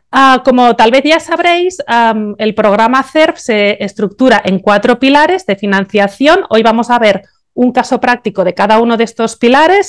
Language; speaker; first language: Spanish; native; Spanish